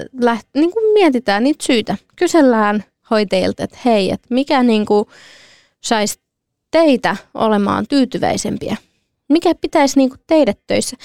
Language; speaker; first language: Finnish; early bilingual, other home language; Kurdish